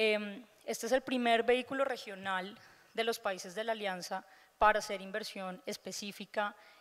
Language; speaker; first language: Spanish; native; Spanish